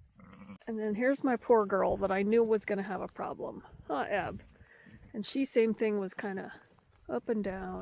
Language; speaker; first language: English; native; English